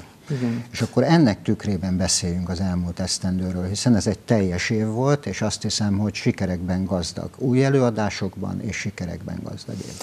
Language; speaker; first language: Hungarian; native; Hungarian